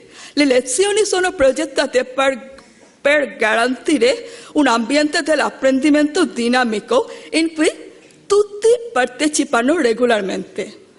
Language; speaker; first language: Italian; non-native, learner; Bangla